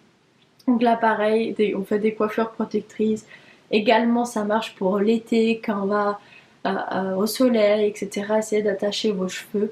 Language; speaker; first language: French; native; French